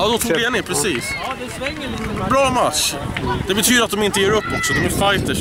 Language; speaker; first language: Swedish; native; Swedish